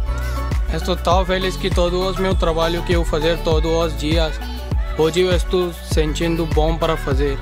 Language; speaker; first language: Portuguese; non-native, learner; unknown